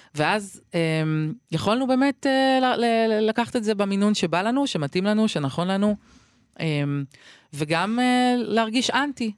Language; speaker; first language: Hebrew; native; Hebrew